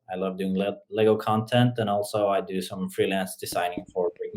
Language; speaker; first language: English; non-native, fluent; Norwegian